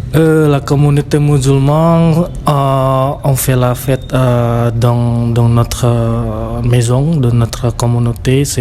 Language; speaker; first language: French; non-native, fluent; Indonesian